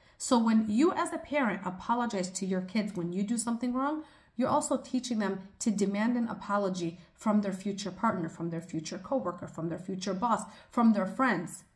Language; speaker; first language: English; early bilingual, other home language; Arabic